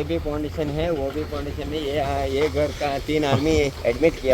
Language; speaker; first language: Hindi; non-native, local second language; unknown